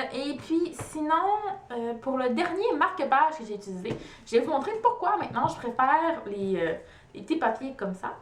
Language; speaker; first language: French; native; French